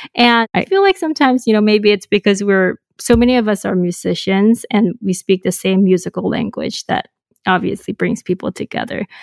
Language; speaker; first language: English; non-native, local second language; Cantonese